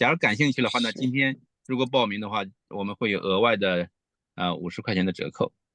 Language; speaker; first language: Chinese; native; Chinese